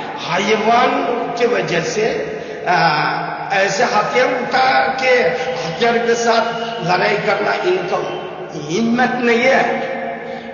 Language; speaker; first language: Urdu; non-native, learner; Uyghur